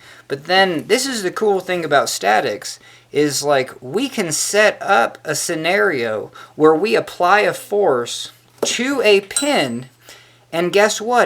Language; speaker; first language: English; native; English